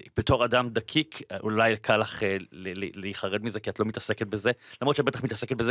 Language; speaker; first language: Hebrew; native; Hebrew